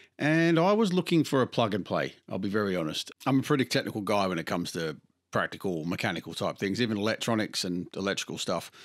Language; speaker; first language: English; native; English